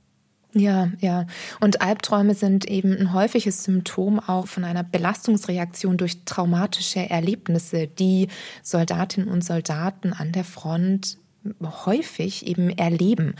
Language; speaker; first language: German; native; German